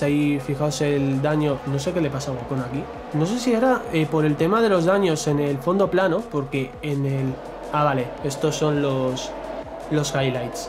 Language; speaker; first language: Spanish; native; Spanish